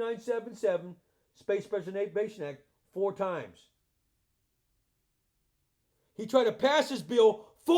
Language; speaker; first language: English; native; English